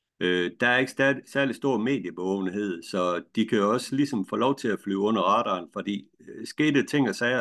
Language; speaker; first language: Danish; native; Danish